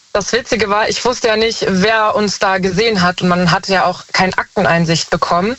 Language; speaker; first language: German; native; German